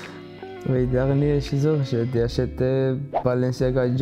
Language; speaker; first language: French; non-native, learner; Georgian